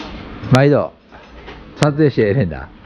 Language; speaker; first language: Japanese; native; Japanese